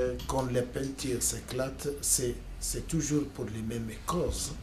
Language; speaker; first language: French; non-native, learner; Spanish